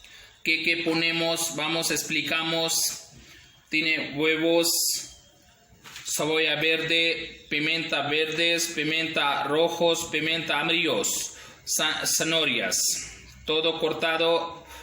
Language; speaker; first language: Spanish; non-native, learner; Urdu